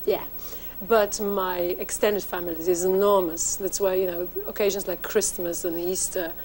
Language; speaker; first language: English; non-native, fluent; Polish